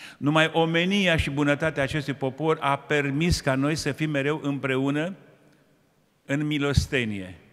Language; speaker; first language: Romanian; native; Romanian